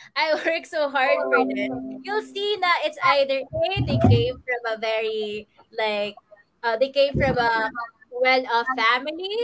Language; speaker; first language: English; non-native, local second language; Filipino